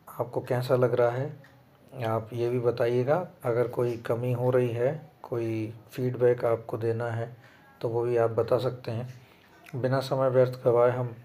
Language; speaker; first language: Hindi; native; Hindi